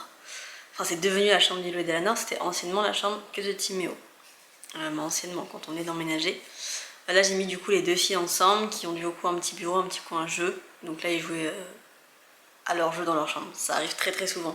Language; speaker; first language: French; native; French